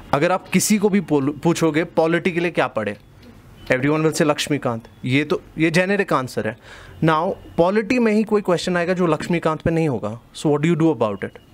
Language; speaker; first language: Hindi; non-native, local second language; Kashmiri